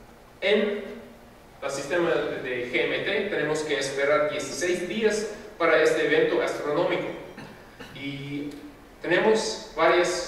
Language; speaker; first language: Spanish; non-native, fluent; English